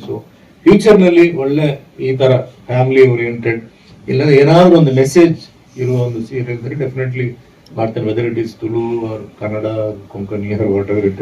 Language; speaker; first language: Kannada; non-native, fluent; Tulu